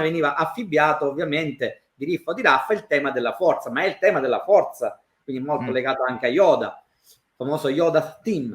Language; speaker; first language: Italian; native; Italian